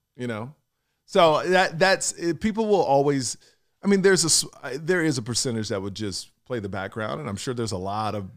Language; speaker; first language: English; native; English